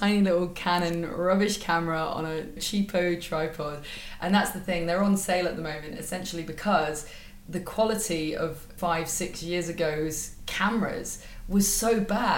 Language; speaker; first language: English; native; English